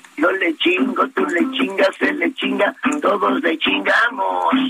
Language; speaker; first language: Spanish; native; Spanish